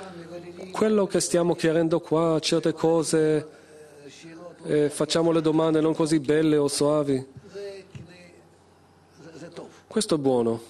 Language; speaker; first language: Italian; non-native, fluent; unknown